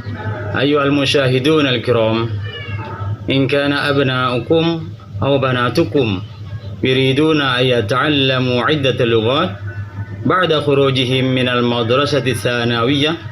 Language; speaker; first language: Arabic; non-native, learner; Indonesian